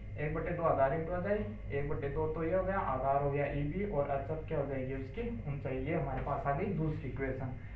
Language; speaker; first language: Hindi; native; Hindi